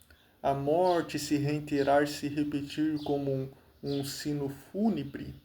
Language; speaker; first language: Portuguese; native; Portuguese